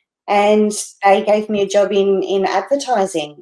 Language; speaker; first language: English; native; English